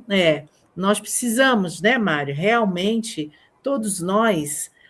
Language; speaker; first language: Portuguese; native; Portuguese